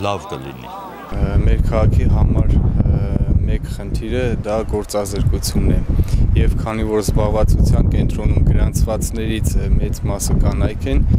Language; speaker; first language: Armenian; native; Armenian